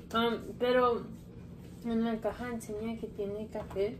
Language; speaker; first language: Spanish; early bilingual, heritage; English